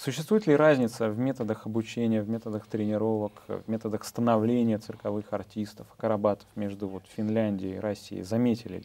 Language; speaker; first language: Russian; native; Russian